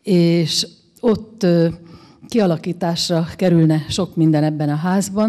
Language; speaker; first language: Hungarian; native; Hungarian